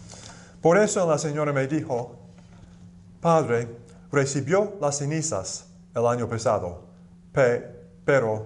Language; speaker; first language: Spanish; non-native, fluent; English